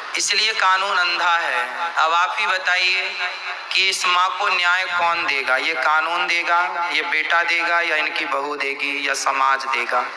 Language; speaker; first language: Hindi; native; Hindi